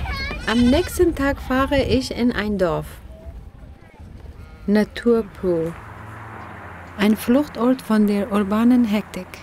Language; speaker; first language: German; non-native, fluent; Persian